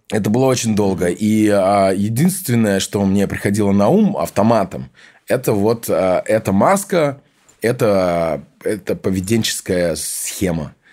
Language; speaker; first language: Russian; early bilingual, heritage; Russian